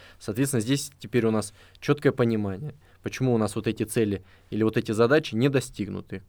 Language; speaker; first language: Russian; native; Russian